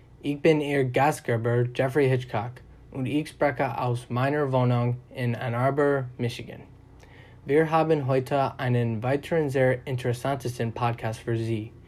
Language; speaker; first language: German; non-native, learner; English